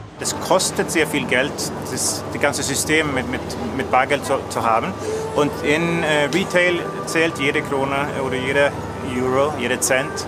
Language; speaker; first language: German; non-native, fluent; Swedish